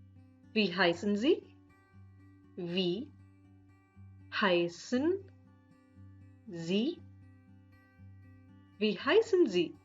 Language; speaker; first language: German; non-native, fluent; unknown